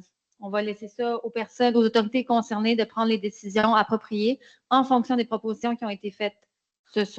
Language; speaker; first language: French; native; French